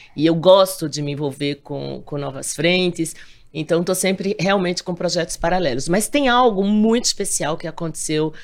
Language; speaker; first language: Portuguese; native; Portuguese